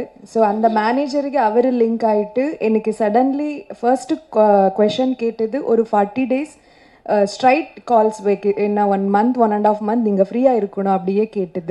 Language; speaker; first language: Tamil; non-native, learner; Kannada